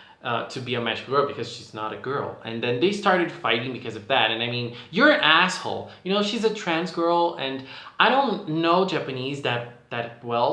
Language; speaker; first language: English; non-native, fluent; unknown